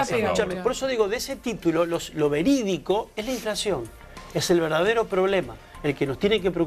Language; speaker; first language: Spanish; native; Spanish